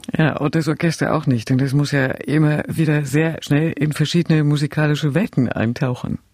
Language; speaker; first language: German; native; German